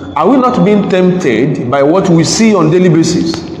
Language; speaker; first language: English; non-native, local second language; Yoruba